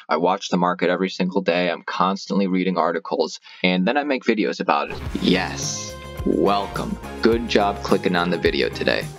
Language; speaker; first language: English; native; English